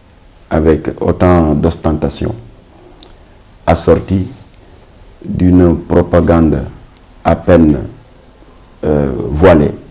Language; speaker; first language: French; non-native, local second language; Wolof